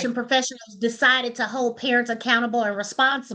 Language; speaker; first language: English; native; English